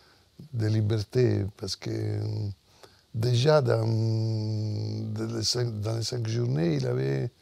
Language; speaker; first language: French; non-native, fluent; Italian